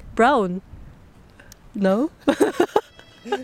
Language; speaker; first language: English; non-native, learner; Japanese